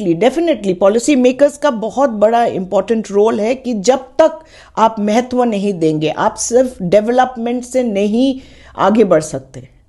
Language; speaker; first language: Hindi; non-native, local second language; Khasi